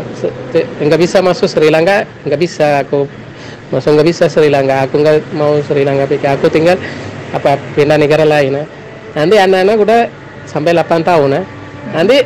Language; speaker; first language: Indonesian; non-native, learner; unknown